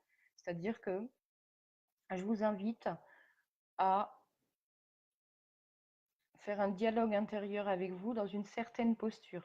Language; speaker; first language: French; native; French